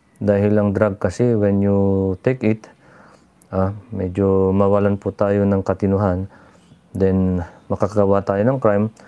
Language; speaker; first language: Filipino; non-native, local second language; Iloko